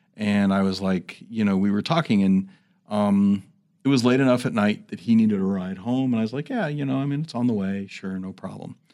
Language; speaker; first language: English; native; English